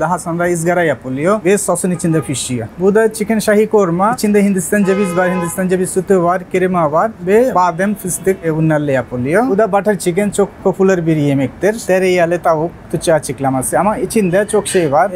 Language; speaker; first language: Turkish; non-native, fluent; Bangla